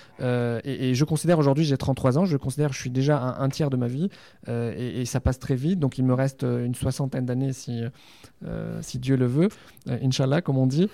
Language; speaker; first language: French; non-native, local second language; Arabic